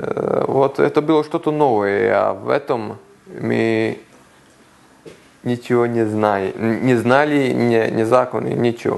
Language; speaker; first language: Russian; non-native, local second language; Lithuanian